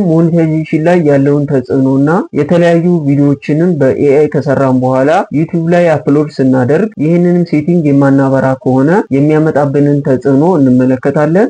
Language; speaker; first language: Amharic; native; Amharic